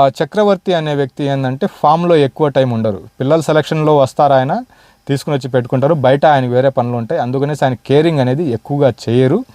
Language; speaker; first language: Telugu; non-native, local second language; Urdu